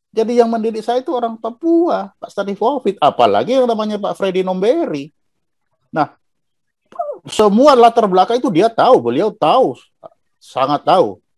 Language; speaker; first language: Indonesian; non-native, local second language; Dutch